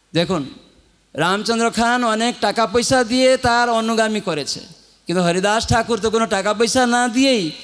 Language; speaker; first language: Bangla; non-native, fluent; Odia